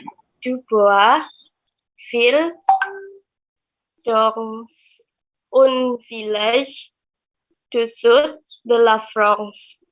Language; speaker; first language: French; non-native, learner; Indonesian